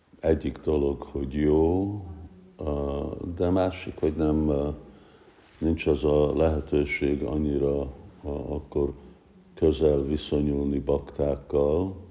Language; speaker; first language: Hungarian; early bilingual, heritage; Hungarian